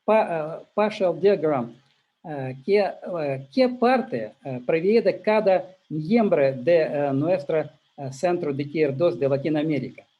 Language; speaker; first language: Spanish; non-native, learner; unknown